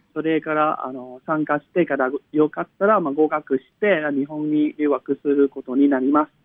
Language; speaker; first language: Japanese; non-native, fluent; Vietnamese